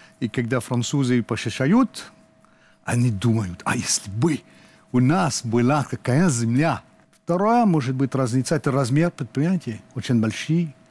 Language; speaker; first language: Russian; non-native, learner; French